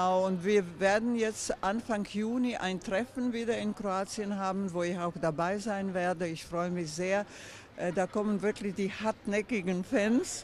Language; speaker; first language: German; non-native, fluent; Croatian